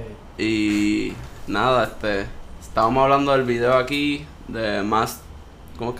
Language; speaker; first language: Spanish; native; Spanish